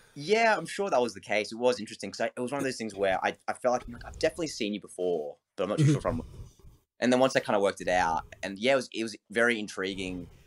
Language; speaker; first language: English; native; English